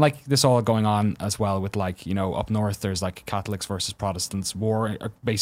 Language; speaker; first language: English; native; English